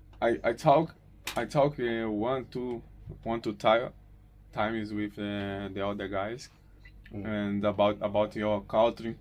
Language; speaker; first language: English; non-native, learner; Portuguese